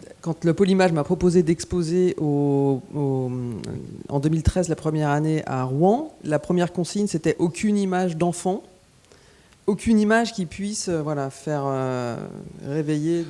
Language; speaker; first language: French; native; French